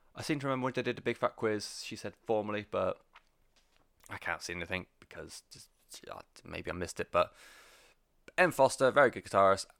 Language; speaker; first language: English; native; English